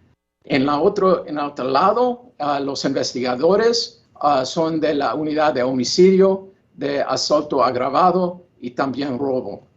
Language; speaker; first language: Spanish; non-native, learner; English